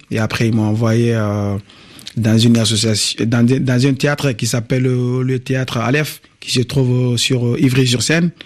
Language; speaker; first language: French; non-native, local second language; Bambara